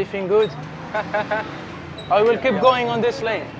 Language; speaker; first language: English; non-native, learner; French